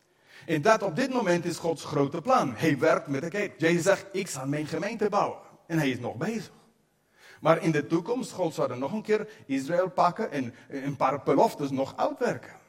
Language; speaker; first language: Dutch; non-native, fluent; English